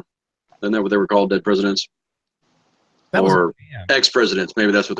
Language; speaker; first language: English; native; English